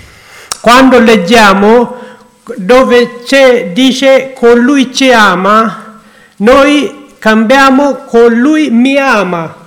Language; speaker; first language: Italian; non-native, learner; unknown